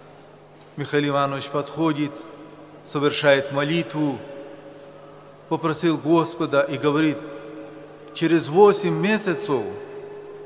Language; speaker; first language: Russian; non-native, local second language; Romany